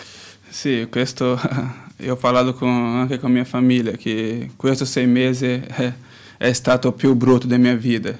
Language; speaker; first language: Italian; non-native, learner; Portuguese